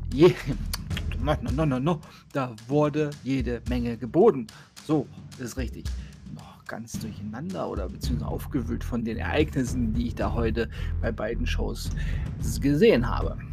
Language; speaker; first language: German; native; German